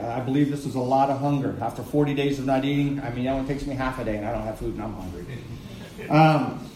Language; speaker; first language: English; native; English